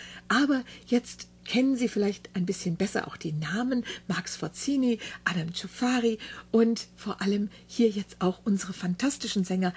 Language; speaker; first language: German; native; German